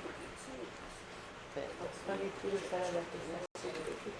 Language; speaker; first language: Japanese; native; Japanese